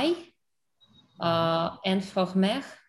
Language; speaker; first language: French; non-native, learner; English